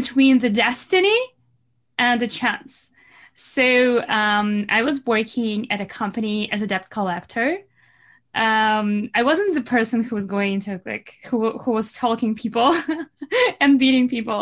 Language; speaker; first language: English; non-native, fluent; Russian